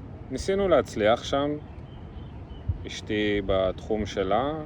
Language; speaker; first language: Hebrew; early bilingual, other home language; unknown